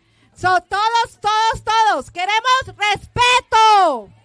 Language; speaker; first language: Spanish; early bilingual, heritage; Spanish